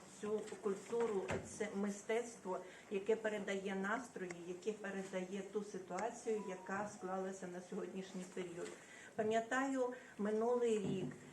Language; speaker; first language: Ukrainian; native; Ukrainian